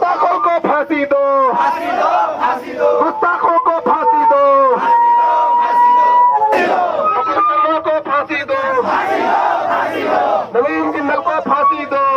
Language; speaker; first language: Hindi; native; Hindi